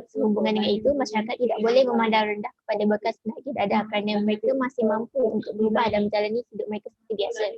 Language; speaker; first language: Malay; native; Malay